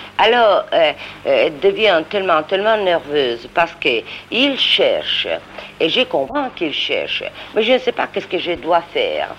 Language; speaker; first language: French; non-native, learner; Italian